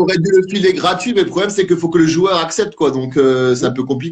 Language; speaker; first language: French; native; French